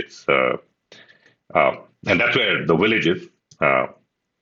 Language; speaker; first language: English; non-native, local second language; Hindi